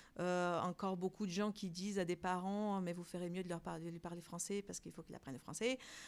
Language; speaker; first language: French; non-native, fluent; Portuguese